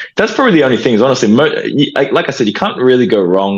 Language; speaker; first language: English; native; English